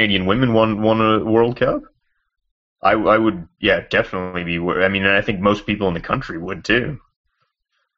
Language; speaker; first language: English; native; English